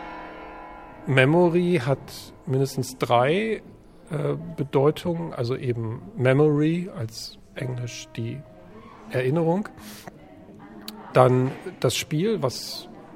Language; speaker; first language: German; native; German